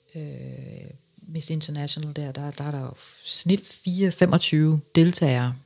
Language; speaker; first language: Danish; early bilingual, other home language; English